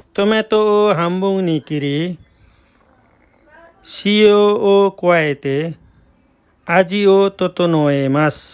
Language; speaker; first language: Japanese; non-native, learner; Nepali